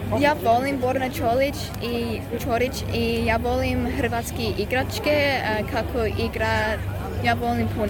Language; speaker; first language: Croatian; early bilingual, heritage; Croatian